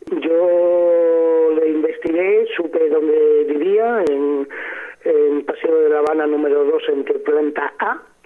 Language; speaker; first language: Spanish; native; Spanish